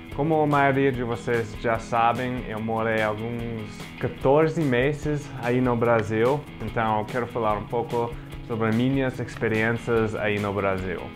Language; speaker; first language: Portuguese; non-native, fluent; English